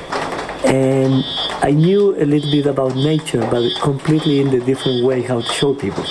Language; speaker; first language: English; non-native, fluent; Spanish